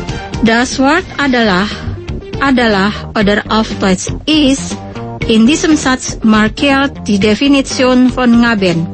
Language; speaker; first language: German; non-native, local second language; Indonesian